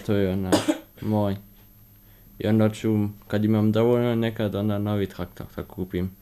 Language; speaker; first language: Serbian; early bilingual, heritage; Serbian